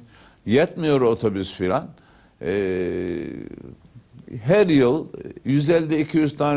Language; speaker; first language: Turkish; native; Turkish